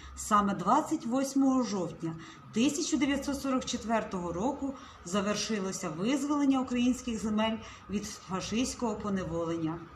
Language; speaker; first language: Ukrainian; native; Ukrainian